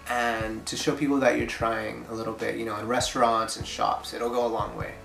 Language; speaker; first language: English; native; English